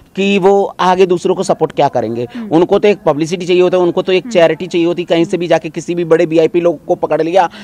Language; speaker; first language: Hindi; native; Hindi